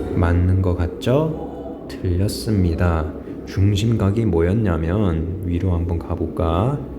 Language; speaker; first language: Korean; native; Korean